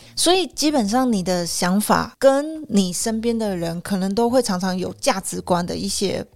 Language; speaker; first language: Chinese; native; Chinese